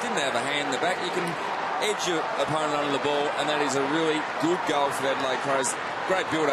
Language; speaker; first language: English; native; English